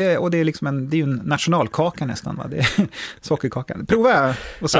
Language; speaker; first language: Swedish; native; Swedish